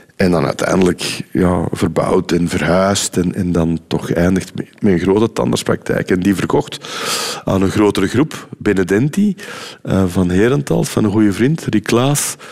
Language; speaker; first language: Dutch; native; Dutch